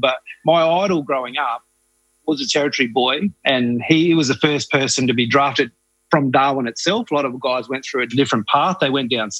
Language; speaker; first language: English; native; English